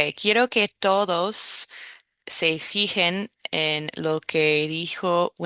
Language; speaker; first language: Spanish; non-native, fluent; English